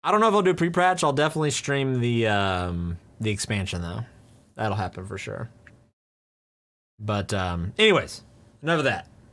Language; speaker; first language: English; native; English